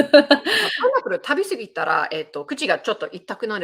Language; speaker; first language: Japanese; early bilingual, heritage; Japanese